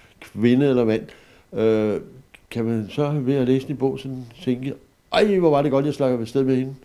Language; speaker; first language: Danish; native; Danish